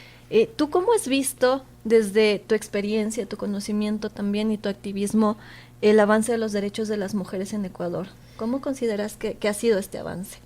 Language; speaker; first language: Spanish; native; Spanish